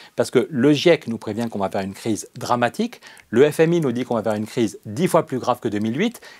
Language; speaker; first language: French; native; French